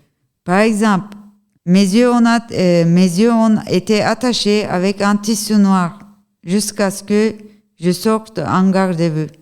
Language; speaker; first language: French; non-native, learner; Turkish